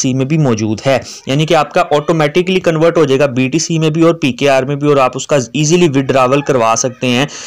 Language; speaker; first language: Urdu; non-native, local second language; Punjabi